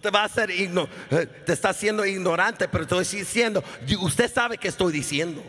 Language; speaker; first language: Spanish; early bilingual, heritage; Spanish